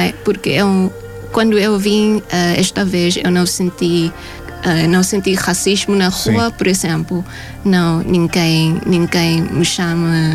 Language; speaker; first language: Portuguese; non-native, fluent; Thai